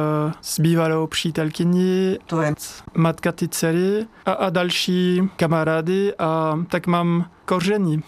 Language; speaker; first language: Czech; non-native, learner; French